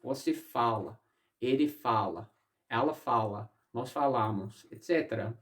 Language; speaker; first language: Portuguese; non-native, fluent; English